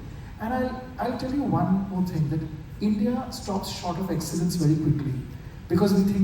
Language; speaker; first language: English; non-native, local second language; Bangla